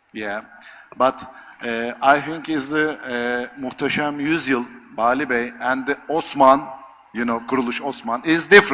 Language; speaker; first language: English; non-native, learner; Turkish